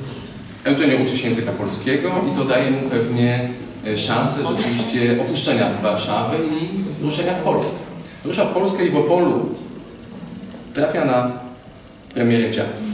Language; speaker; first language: Polish; native; Polish